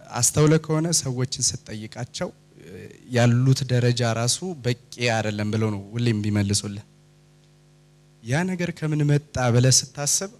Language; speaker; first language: Amharic; native; Amharic